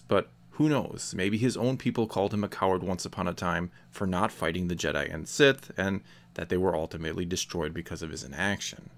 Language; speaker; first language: English; native; English